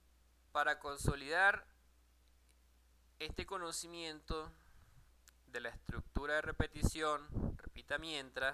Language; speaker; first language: Spanish; native; Spanish